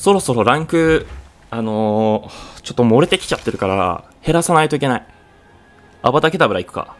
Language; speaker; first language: Japanese; native; Japanese